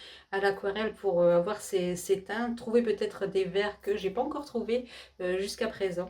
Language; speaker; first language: French; native; French